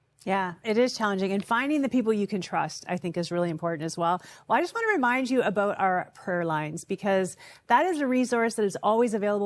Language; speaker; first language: English; native; English